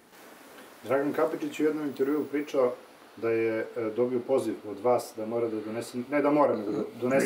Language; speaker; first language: Serbian; native; Serbian